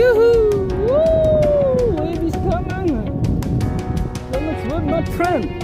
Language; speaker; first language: English; non-native, local second language; Filipino